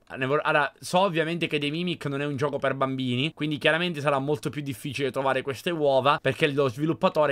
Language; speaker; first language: Italian; native; Italian